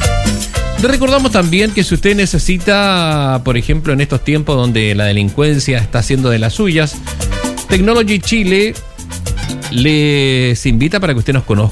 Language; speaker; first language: Spanish; native; Spanish